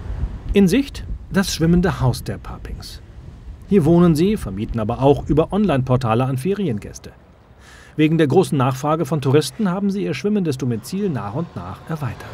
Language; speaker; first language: German; native; German